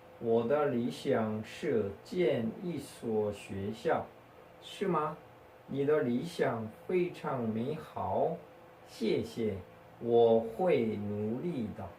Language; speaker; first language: Chinese; non-native, fluent; Korean